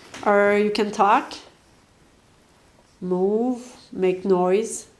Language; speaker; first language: English; non-native, learner; French